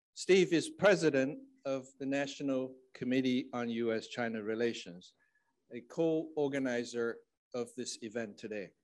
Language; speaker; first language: English; non-native, fluent; Chinese